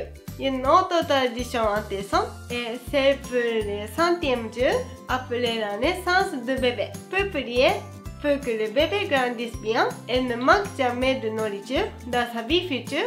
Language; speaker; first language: French; non-native, fluent; Japanese